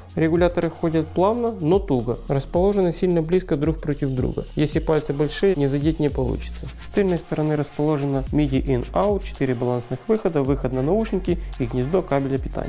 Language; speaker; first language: Russian; native; Russian